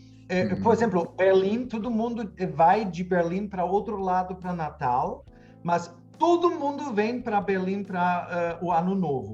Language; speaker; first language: Portuguese; non-native, fluent; German